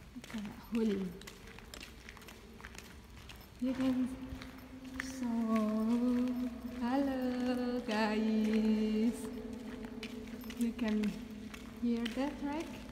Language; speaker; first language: English; non-native, learner; Indonesian